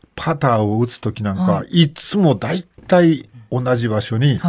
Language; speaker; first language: Japanese; native; Japanese